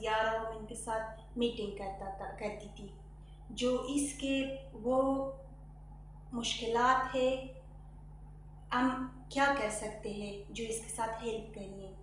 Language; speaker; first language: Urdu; non-native, learner; Persian